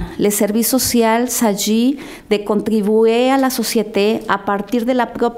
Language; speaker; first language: French; non-native, fluent; Spanish